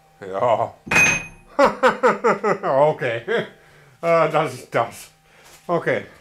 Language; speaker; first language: German; non-native, learner; Finnish